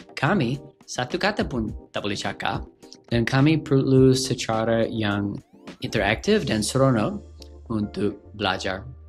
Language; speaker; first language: Malay; non-native, fluent; English